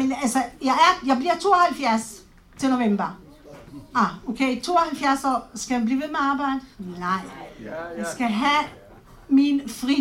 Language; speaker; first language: Danish; non-native, fluent; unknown